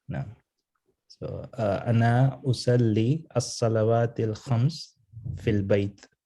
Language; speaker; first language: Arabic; non-native, learner; English